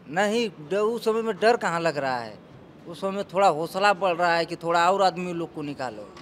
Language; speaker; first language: Hindi; native; Hindi